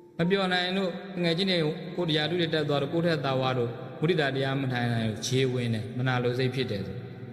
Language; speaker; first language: Burmese; native; Burmese